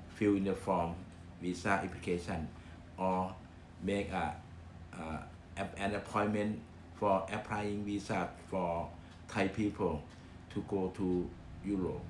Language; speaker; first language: English; non-native, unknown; Thai